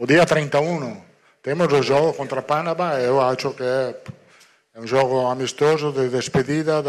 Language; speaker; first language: Portuguese; non-native, fluent; Italian